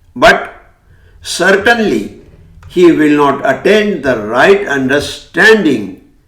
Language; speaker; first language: English; non-native, local second language; Hindi